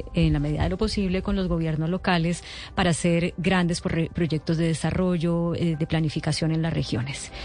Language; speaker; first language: Spanish; native; Spanish